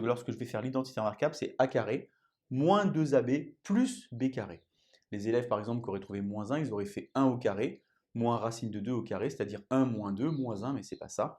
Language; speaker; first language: French; native; French